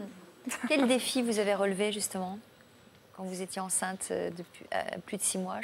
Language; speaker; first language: French; native; French